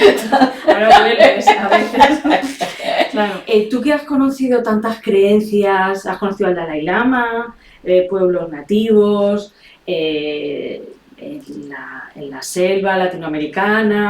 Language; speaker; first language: Spanish; native; Spanish